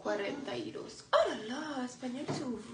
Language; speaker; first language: French; native; French